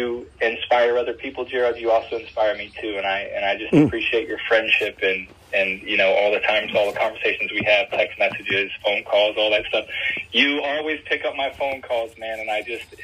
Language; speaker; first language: English; native; English